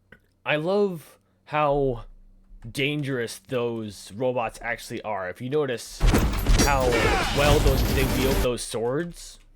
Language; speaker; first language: English; native; English